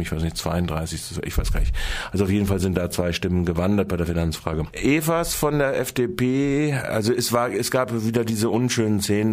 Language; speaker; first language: German; native; German